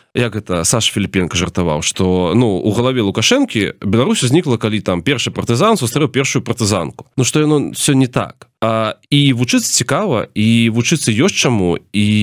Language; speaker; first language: Belarusian; non-native, local second language; Russian